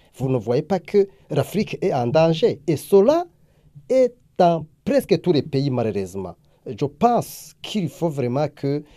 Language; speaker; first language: French; non-native, local second language; Rundi